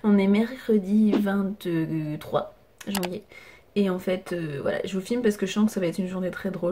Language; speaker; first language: French; native; French